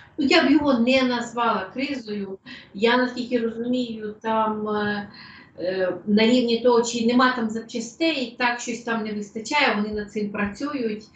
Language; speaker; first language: Ukrainian; non-native, local second language; Russian